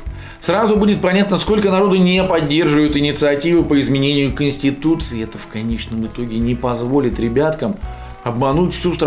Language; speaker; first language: Russian; native; Russian